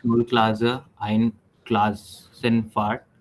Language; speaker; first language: German; non-native, learner; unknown